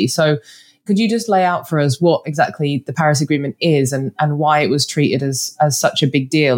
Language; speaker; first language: English; native; English